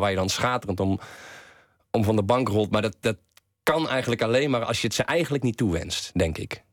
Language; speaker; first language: Dutch; native; Dutch